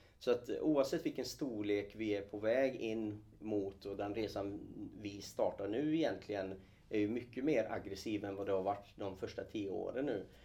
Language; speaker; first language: Swedish; early bilingual, other home language; Kurdish